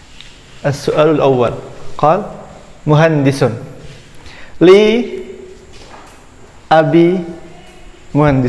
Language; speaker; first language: Arabic; non-native, fluent; Indonesian